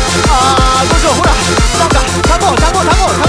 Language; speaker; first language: Japanese; native; Japanese